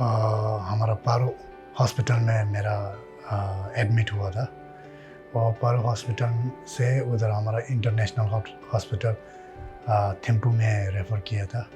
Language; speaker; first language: Hindi; non-native, learner; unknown